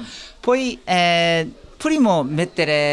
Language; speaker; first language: Italian; non-native, learner; Japanese